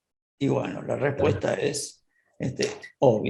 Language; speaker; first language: Spanish; native; Spanish